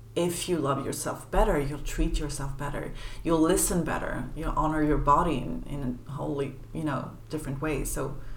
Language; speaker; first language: English; non-native, fluent; Swedish